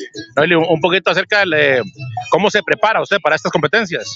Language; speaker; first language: Spanish; native; Spanish